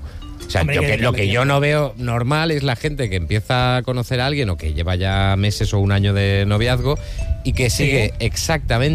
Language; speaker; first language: Spanish; native; Spanish